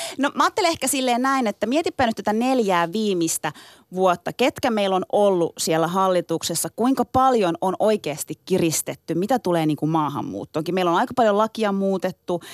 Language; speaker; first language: Finnish; early bilingual, other home language; Turkish